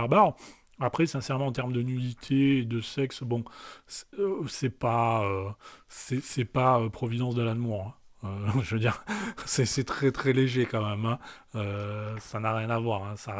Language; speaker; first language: French; native; French